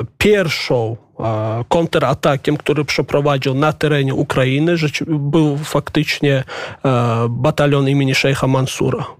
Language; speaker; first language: Polish; non-native, fluent; Chechen